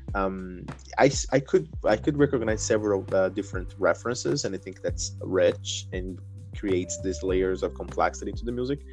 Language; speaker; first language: English; non-native, fluent; Portuguese